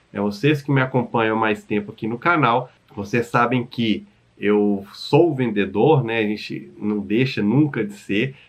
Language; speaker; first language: Portuguese; native; Portuguese